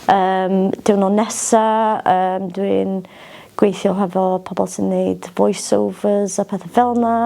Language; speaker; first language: Welsh; non-native, local second language; English